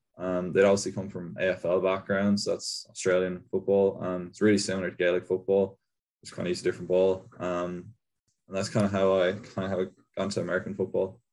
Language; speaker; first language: English; native; English